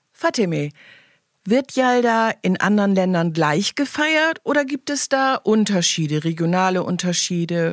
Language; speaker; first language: German; native; German